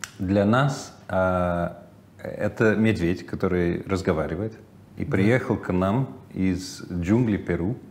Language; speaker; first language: Russian; non-native, fluent; English